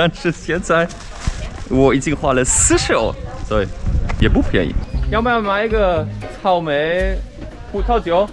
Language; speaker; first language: Chinese; non-native, fluent; German